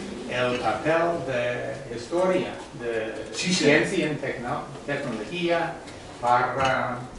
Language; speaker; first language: Spanish; non-native, learner; English